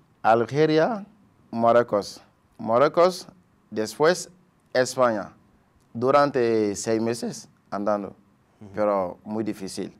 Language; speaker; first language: Spanish; non-native, learner; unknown